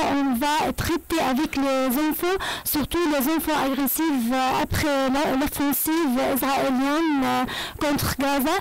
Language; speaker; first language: French; non-native, learner; Arabic